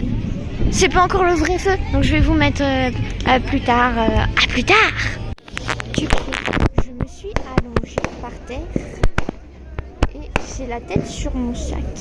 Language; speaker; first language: French; native; French